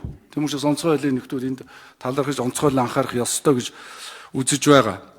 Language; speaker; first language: Mongolian; native; Mongolian